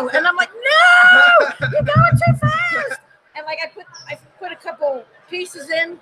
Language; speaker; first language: English; native; English